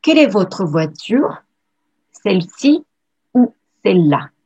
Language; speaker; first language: French; non-native, fluent; Japanese